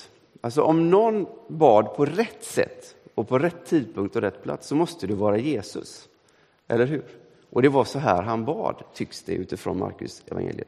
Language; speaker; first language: Swedish; native; Swedish